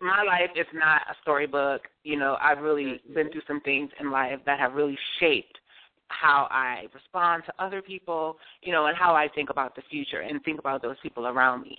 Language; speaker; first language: English; native; English